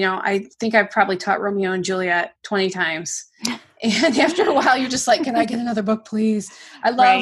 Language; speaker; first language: English; native; English